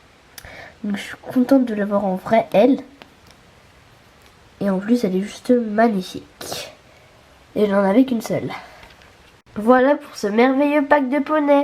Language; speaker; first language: French; native; French